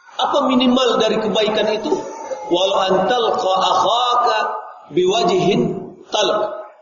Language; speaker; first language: Indonesian; non-native, local second language; Minangkabau